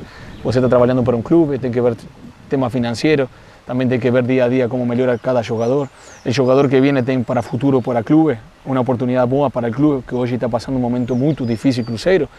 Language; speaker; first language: Portuguese; non-native, fluent; Spanish